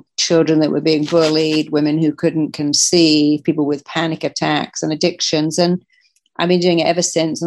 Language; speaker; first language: English; native; English